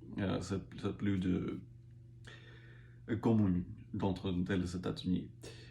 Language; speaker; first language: French; non-native, learner; English